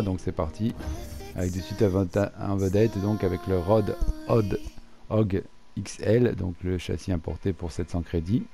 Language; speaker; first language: French; native; French